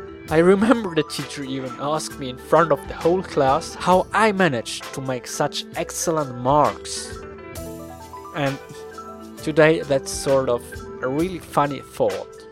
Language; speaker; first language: English; non-native, fluent; Swiss German